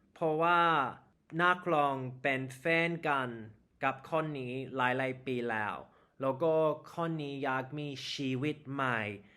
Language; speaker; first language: Thai; non-native, learner; English